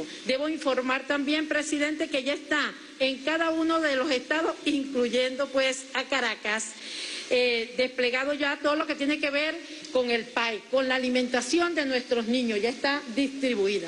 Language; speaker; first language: Spanish; native; Spanish